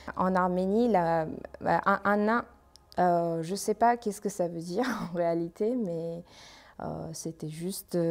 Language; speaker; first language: French; non-native, learner; Armenian